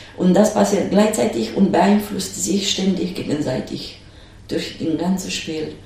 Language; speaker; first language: German; non-native, fluent; Romanian